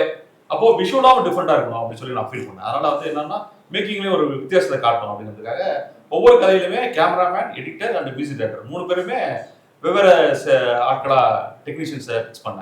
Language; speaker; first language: Tamil; native; Tamil